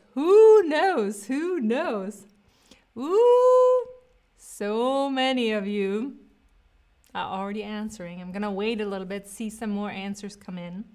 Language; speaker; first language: English; non-native, fluent; German